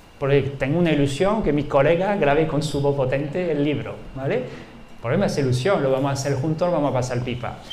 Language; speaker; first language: Spanish; non-native, fluent; French